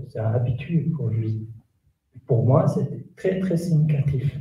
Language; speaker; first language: French; non-native, learner; Kurdish